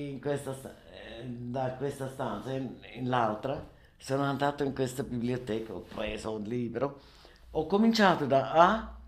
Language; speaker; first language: Italian; non-native, learner; German